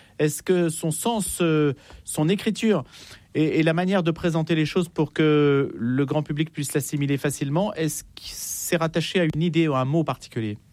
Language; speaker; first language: French; native; French